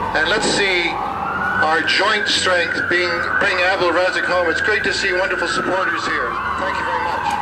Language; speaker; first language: English; native; English